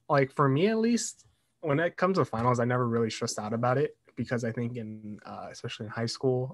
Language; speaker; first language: English; native; English